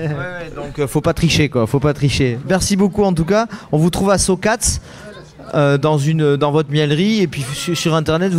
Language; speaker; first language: French; native; French